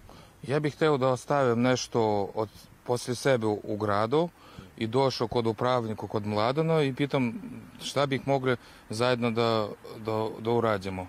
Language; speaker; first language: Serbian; non-native, fluent; Russian